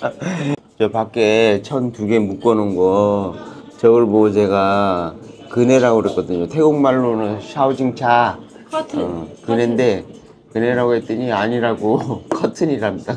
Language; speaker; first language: Korean; native; Korean